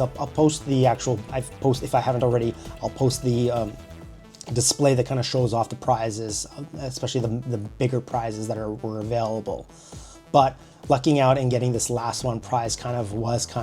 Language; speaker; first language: English; native; English